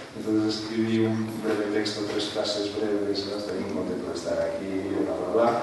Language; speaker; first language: Spanish; non-native, local second language; Catalan